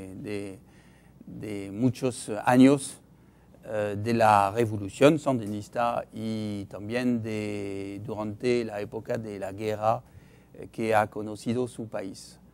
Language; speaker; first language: Spanish; non-native, fluent; French